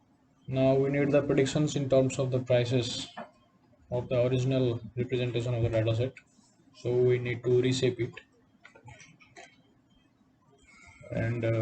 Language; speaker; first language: English; non-native, local second language; Odia